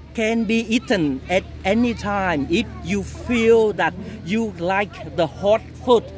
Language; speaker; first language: English; non-native, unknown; Vietnamese